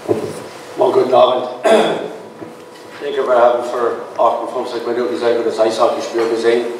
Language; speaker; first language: German; non-native, fluent; English